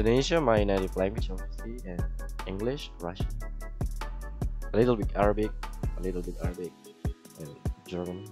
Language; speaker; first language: English; non-native, learner; Indonesian